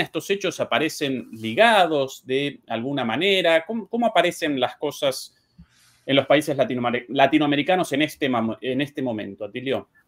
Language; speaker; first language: Spanish; native; Spanish